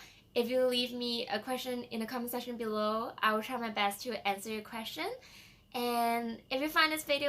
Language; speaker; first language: English; non-native, fluent; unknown